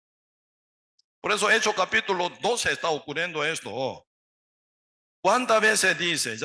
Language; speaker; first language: Spanish; non-native, learner; Korean